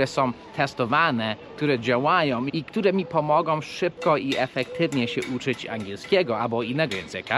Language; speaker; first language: Polish; non-native, fluent; English